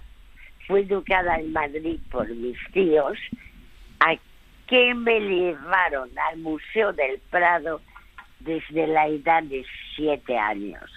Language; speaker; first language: Spanish; early bilingual, other home language; French